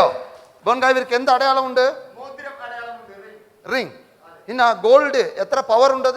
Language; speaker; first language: Malayalam; non-native, local second language; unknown